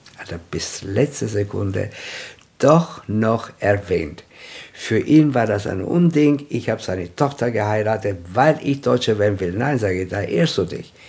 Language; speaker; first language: German; non-native, fluent; Italian